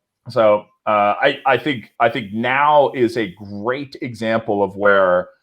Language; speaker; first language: English; native; English